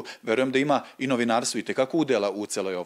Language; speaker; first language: Serbian; native; Serbian